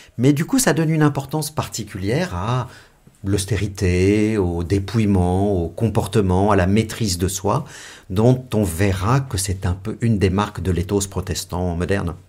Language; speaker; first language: French; native; French